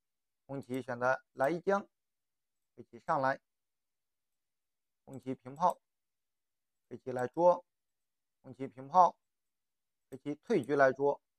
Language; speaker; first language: Chinese; native; Chinese